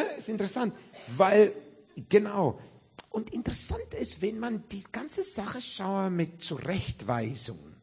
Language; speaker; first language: German; non-native, fluent; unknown